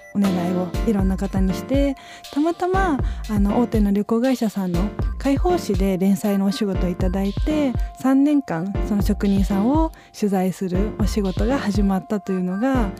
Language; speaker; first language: Japanese; native; Japanese